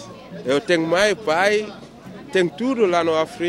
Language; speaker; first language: Portuguese; non-native, learner; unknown